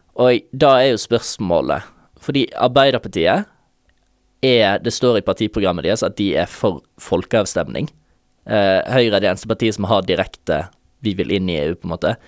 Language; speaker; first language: Norwegian; native; Norwegian